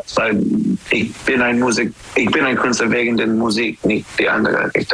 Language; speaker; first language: German; non-native, learner; English